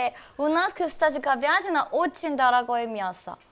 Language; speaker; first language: Russian; non-native, fluent; Korean